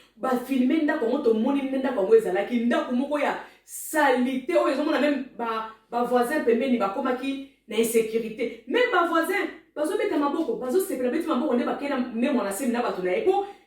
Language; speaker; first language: Lingala; non-native, local second language; Luba-Lulua